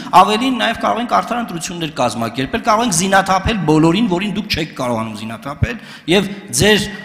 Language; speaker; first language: Armenian; native; Armenian